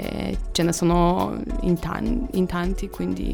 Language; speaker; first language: Italian; non-native, fluent; Polish